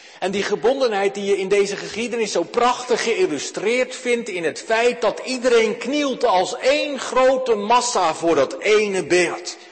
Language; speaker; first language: Dutch; native; Dutch